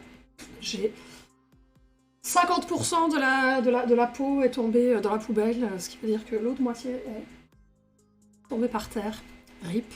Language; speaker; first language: French; native; French